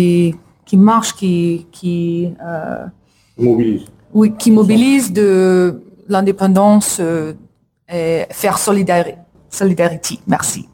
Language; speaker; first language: French; non-native, learner; English